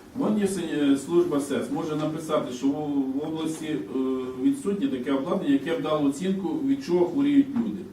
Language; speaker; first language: Ukrainian; native; Ukrainian